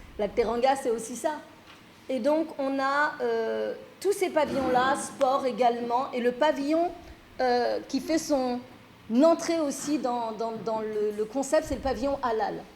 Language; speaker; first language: French; early bilingual, other home language; Fula